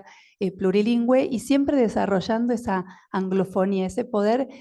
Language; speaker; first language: Spanish; native; Spanish